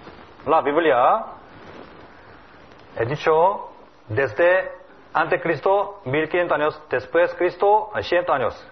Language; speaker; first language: Spanish; non-native, learner; Korean